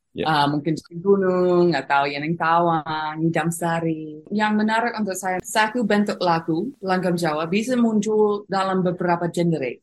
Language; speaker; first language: Indonesian; non-native, fluent; English